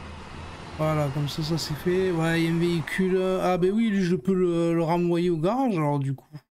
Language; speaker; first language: French; native; French